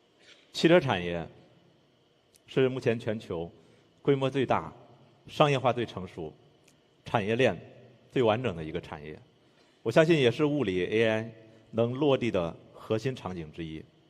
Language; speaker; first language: Chinese; native; Chinese